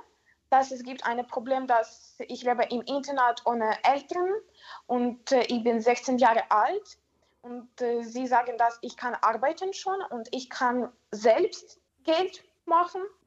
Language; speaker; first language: German; non-native, learner; Ukrainian